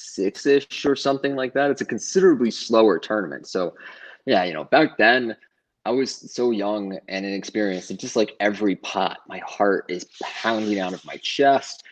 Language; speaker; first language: English; native; English